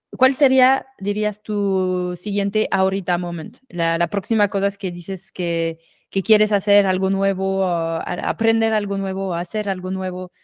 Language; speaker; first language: Spanish; non-native, fluent; French